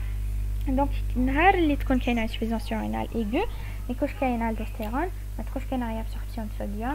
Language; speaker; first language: French; non-native, local second language; Arabic